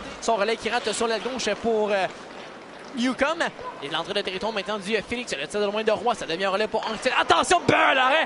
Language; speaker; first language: French; native; French